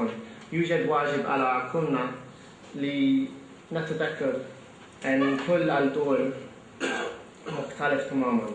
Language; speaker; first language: Arabic; non-native, fluent; English